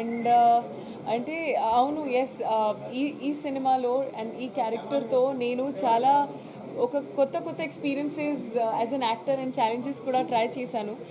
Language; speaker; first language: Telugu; non-native, learner; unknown